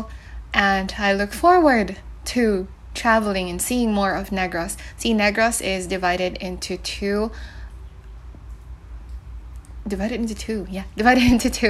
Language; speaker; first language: English; non-native, local second language; Cebuano